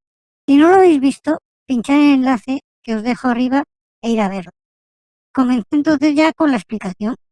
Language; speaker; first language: Spanish; native; Spanish